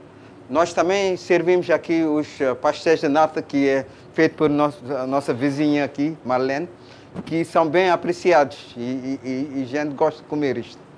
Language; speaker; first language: Portuguese; non-native, fluent; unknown